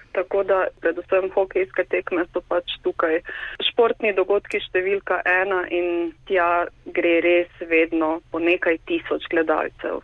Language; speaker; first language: Slovenian; native; Slovenian